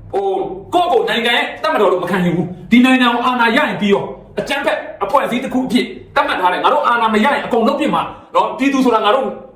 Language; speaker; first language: Burmese; native; Burmese